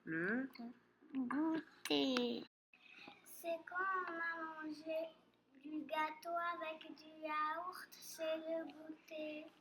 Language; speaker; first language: French; non-native, learner; Portuguese